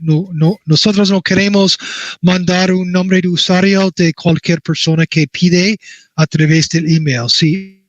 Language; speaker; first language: Spanish; non-native, learner; English